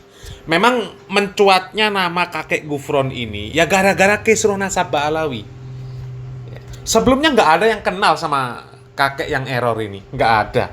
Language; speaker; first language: Indonesian; native; Indonesian